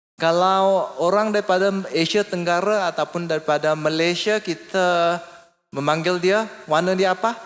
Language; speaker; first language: Malay; non-native, local second language; English